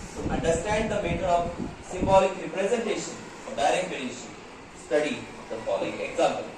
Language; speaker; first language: English; non-native, local second language; Marathi